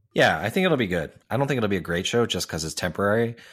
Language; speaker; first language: English; non-native, local second language; Cantonese